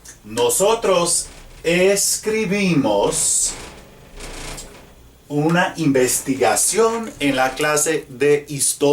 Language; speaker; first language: Spanish; non-native, fluent; English